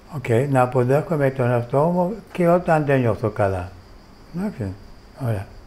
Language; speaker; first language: Greek; non-native, fluent; English